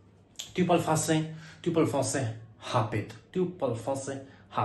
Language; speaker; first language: French; non-native, learner; Hindi